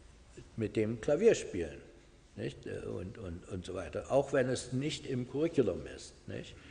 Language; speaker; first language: German; non-native, fluent; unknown